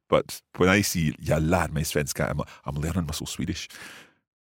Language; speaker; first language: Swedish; non-native, learner; English